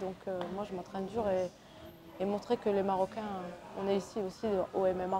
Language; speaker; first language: French; early bilingual, other home language; Arabic